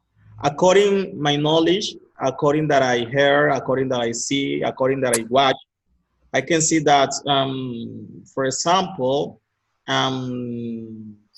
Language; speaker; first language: English; non-native, learner; Spanish